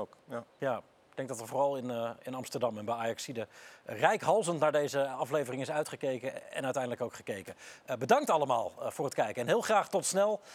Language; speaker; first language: Dutch; native; Dutch